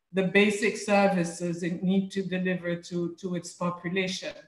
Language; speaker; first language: English; non-native, fluent; French